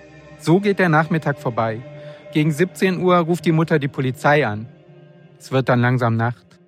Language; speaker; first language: German; native; German